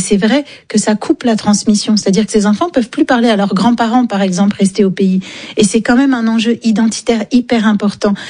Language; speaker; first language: French; native; French